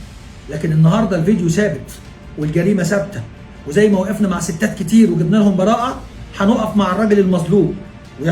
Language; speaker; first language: Arabic; native; Arabic